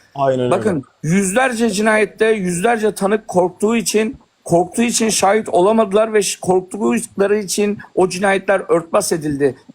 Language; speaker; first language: Turkish; native; Turkish